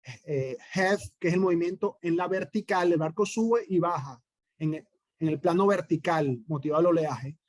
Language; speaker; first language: Spanish; native; Spanish